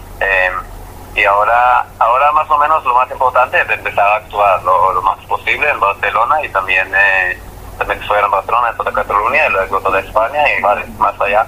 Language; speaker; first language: Spanish; non-native, fluent; Hebrew